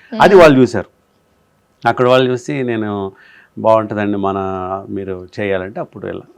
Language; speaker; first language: Telugu; native; Telugu